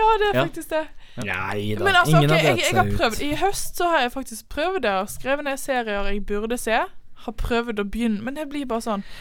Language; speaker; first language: Norwegian; native; Norwegian